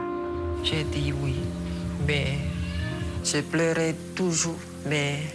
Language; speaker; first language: French; non-native, local second language; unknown